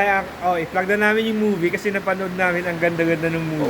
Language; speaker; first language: Filipino; native; Filipino